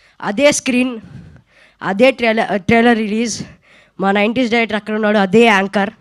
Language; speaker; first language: Telugu; native; Telugu